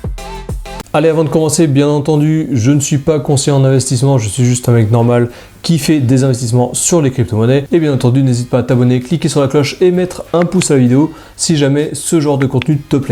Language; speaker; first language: French; native; French